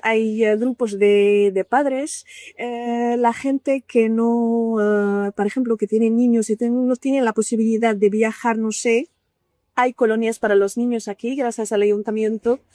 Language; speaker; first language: Spanish; non-native, learner; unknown